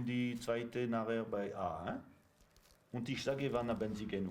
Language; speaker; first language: German; non-native, local second language; French